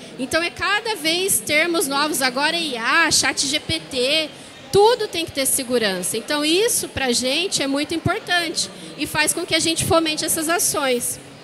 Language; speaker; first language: Portuguese; native; Portuguese